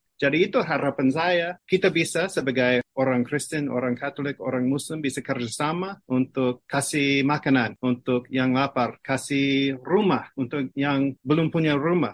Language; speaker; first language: Malay; non-native, fluent; English